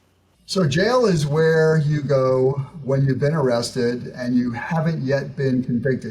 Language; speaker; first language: English; native; English